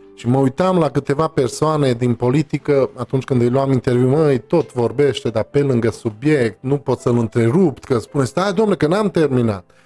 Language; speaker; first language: Romanian; native; Romanian